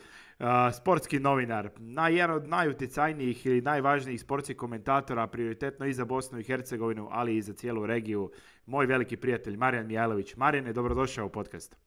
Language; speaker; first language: Croatian; native; Croatian